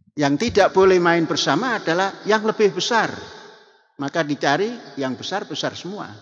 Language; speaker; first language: Indonesian; non-native, local second language; Javanese